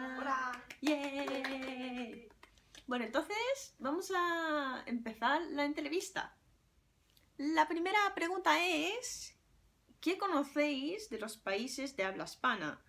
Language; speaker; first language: Spanish; non-native, fluent; Japanese